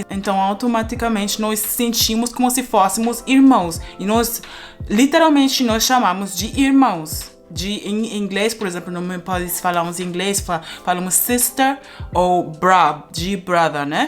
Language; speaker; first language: Portuguese; non-native, fluent; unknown